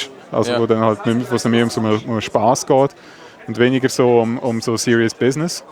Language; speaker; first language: German; native; German